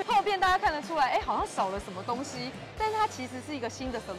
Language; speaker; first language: Chinese; native; Chinese